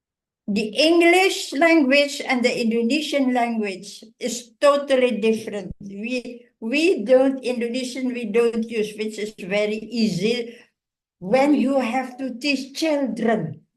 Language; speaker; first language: English; non-native, fluent; Indonesian